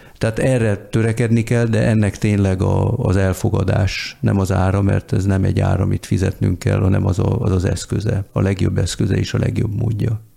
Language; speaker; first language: Hungarian; early bilingual, heritage; Hungarian